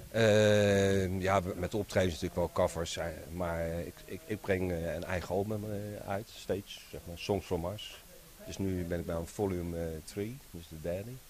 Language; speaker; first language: Dutch; native; Dutch